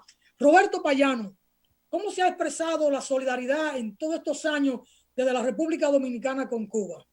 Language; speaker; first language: Spanish; native; Spanish